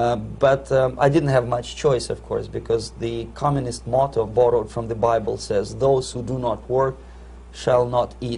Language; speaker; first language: English; non-native, fluent; Russian